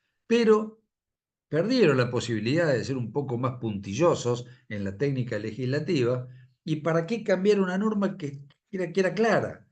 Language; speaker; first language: Spanish; native; Spanish